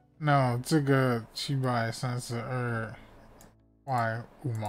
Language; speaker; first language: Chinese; non-native, learner; English